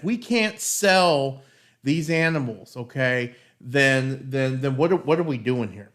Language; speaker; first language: English; native; English